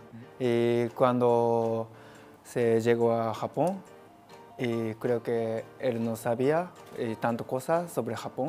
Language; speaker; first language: Spanish; non-native, learner; Japanese